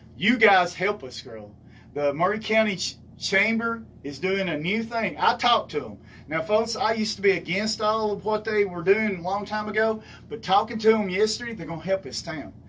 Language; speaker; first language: English; native; English